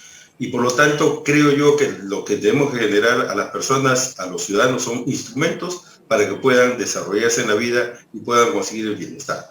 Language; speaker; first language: Spanish; native; Spanish